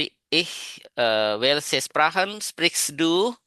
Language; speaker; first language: German; non-native, learner; Indonesian